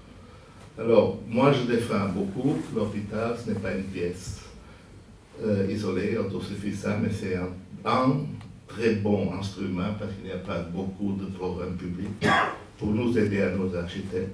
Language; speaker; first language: French; non-native, fluent; Portuguese